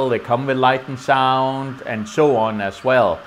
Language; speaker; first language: English; non-native, fluent; Danish